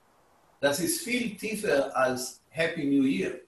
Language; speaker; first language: German; non-native, fluent; Hebrew